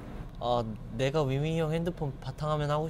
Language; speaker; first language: Korean; native; Korean